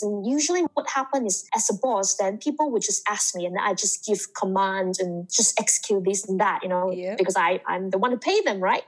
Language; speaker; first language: English; non-native, local second language; Cantonese